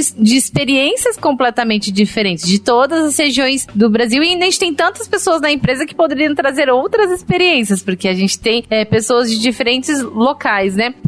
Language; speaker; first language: Portuguese; native; Portuguese